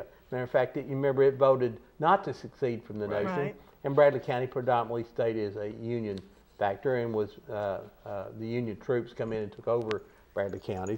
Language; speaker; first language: English; native; English